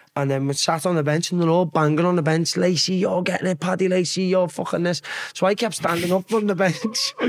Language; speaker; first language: English; native; English